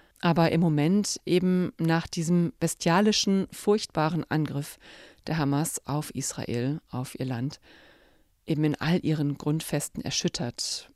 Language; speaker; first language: German; native; German